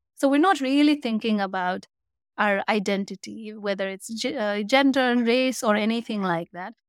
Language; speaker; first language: English; non-native, local second language; Nepali